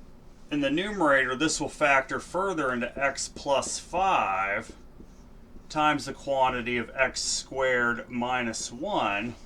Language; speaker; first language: English; native; English